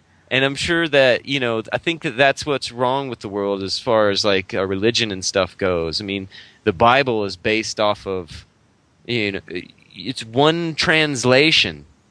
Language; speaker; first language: English; native; English